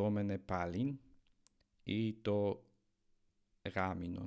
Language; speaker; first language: Greek; non-native, learner; English